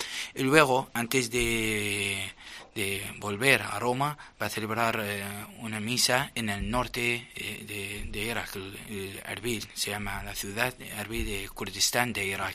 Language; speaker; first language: Spanish; non-native, fluent; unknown